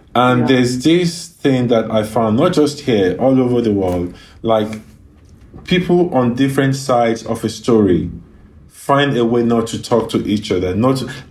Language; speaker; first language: English; non-native, local second language; Yoruba